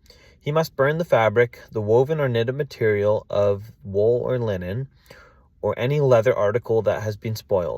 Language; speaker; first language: English; native; English